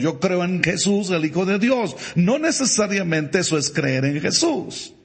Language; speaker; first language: Spanish; native; Spanish